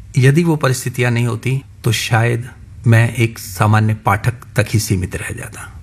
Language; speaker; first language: Hindi; non-native, local second language; Punjabi